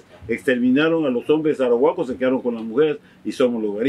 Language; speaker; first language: Spanish; native; Spanish